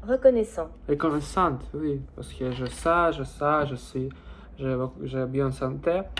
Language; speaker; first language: French; non-native, learner; Russian